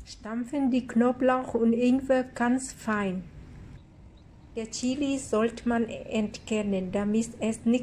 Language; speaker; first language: German; non-native, fluent; Vietnamese